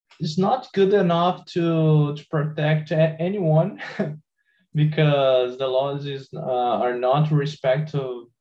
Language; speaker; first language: English; non-native, learner; Portuguese